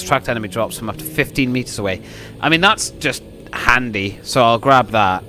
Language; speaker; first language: English; native; English